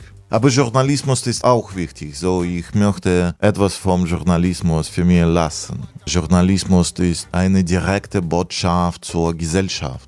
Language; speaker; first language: German; non-native, learner; Russian